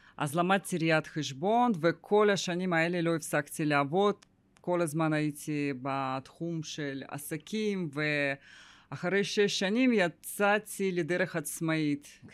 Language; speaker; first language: Hebrew; non-native, fluent; Russian